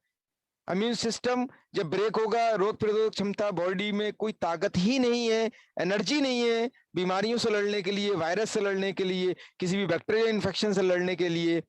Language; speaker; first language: Hindi; native; Hindi